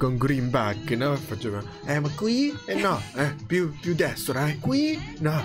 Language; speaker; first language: Italian; non-native, learner; Japanese